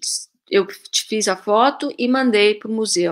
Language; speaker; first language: Portuguese; early bilingual, heritage; Portuguese